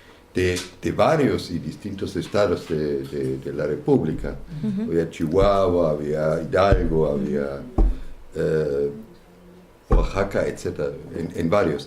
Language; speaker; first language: Spanish; non-native, fluent; German